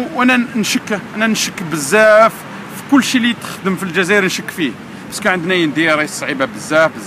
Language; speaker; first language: Arabic; non-native, local second language; Kabyle